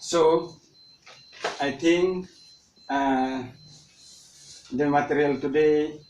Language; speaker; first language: English; non-native, learner; Indonesian